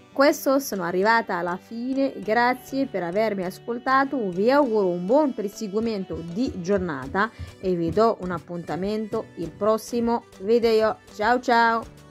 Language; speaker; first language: Italian; non-native, learner; Arabic